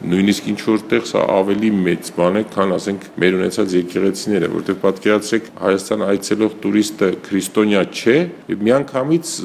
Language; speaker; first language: Armenian; native; Armenian